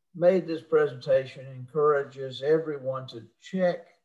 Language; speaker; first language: English; native; English